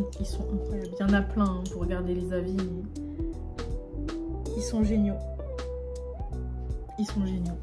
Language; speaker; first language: French; native; French